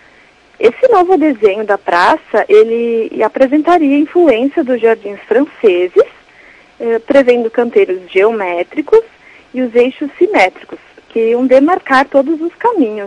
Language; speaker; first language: Portuguese; native; Portuguese